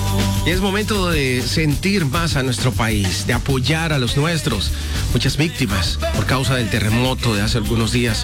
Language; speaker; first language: Spanish; native; Spanish